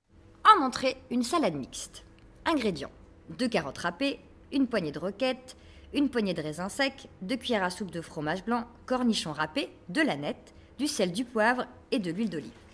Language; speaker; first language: French; native; French